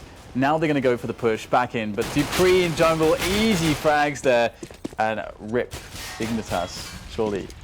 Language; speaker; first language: English; native; English